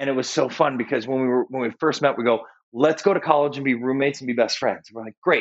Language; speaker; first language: English; native; English